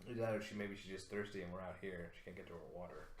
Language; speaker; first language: English; native; English